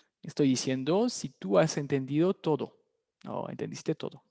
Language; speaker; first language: Spanish; non-native, fluent; French